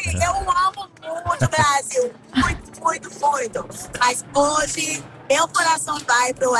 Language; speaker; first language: Portuguese; non-native, learner; Haitian Creole